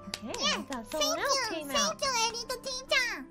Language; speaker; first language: English; non-native, learner; Japanese